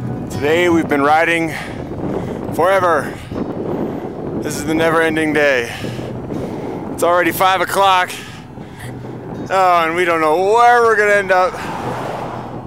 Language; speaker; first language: English; native; English